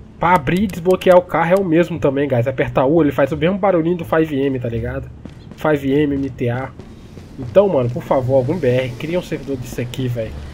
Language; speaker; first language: Portuguese; native; Portuguese